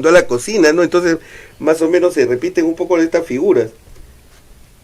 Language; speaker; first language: Spanish; native; Spanish